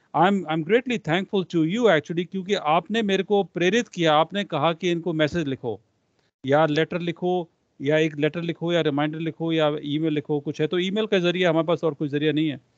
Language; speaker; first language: Hindi; non-native, local second language; Punjabi